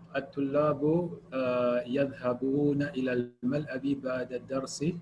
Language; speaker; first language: Arabic; non-native, learner; English